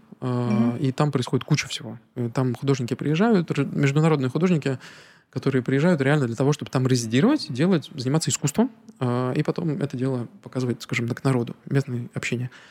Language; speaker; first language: Russian; native; Russian